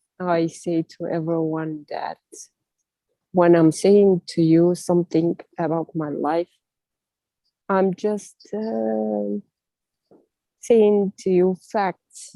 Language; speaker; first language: English; non-native, learner; Russian